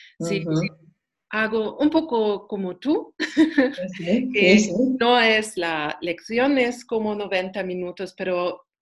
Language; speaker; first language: Spanish; non-native, learner; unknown